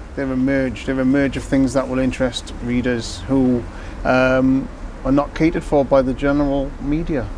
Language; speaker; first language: English; native; English